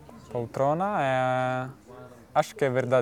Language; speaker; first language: Portuguese; non-native, fluent; Italian